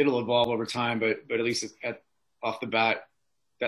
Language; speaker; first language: English; native; English